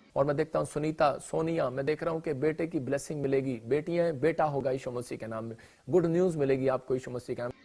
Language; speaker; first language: Hindi; non-native, local second language; Punjabi